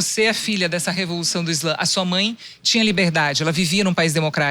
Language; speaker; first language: Portuguese; native; Portuguese